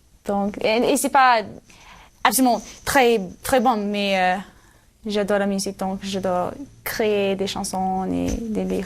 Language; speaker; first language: French; non-native, learner; English